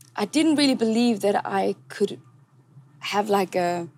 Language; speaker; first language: English; non-native, fluent; Tamil